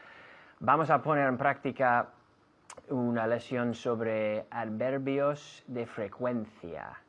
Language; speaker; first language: Spanish; non-native, fluent; English